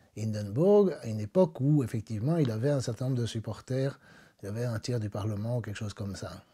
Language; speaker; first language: French; native; French